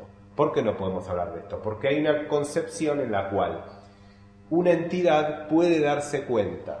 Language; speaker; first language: Spanish; native; Spanish